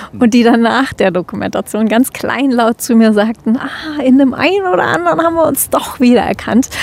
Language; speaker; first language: German; native; German